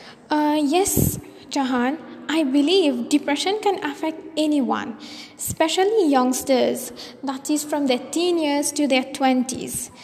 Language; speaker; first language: English; non-native, local second language; Morisyen